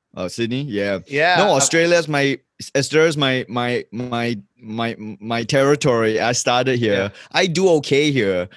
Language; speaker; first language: English; native; English